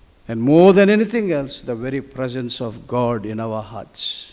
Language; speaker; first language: English; non-native, local second language; Telugu